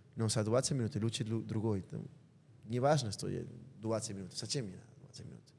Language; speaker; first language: Russian; non-native, learner; Spanish